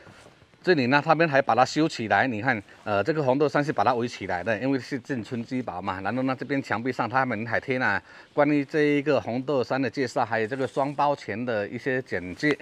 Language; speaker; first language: Chinese; native; Chinese